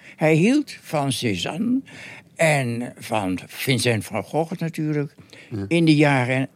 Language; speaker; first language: Dutch; native; Dutch